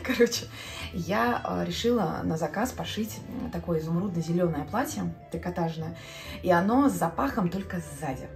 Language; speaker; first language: Russian; non-native, local second language; Latvian